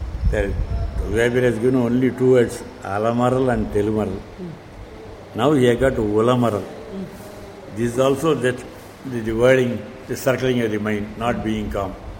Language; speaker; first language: English; non-native, local second language; Tamil